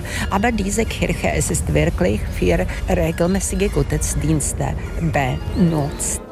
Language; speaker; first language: German; non-native, fluent; Czech